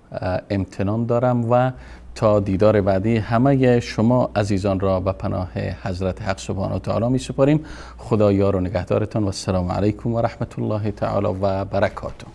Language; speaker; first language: Persian; native; Persian